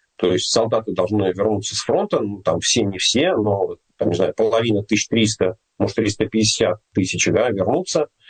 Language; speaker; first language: Russian; native; Russian